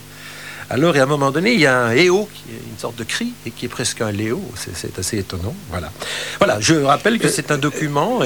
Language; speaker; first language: French; native; French